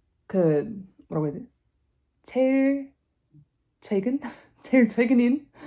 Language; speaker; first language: Korean; non-native, fluent; English